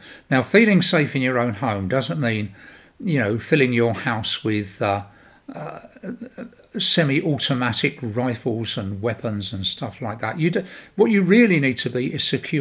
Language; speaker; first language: English; native; English